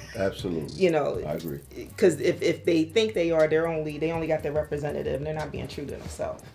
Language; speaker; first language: English; native; English